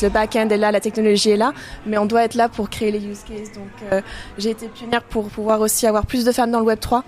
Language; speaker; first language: French; native; French